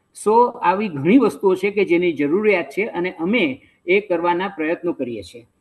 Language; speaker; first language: Gujarati; native; Gujarati